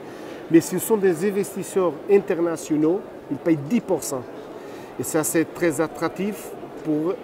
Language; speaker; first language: French; non-native, fluent; Portuguese